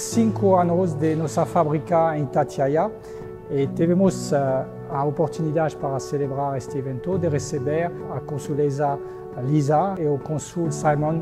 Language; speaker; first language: Portuguese; non-native, fluent; Spanish